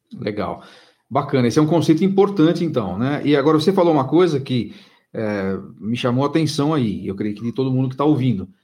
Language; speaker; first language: Portuguese; native; Portuguese